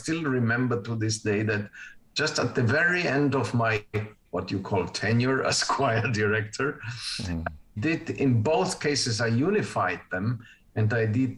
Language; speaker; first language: English; non-native, fluent; Spanish